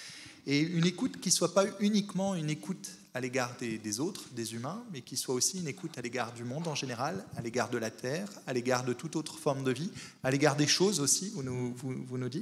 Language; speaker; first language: French; native; French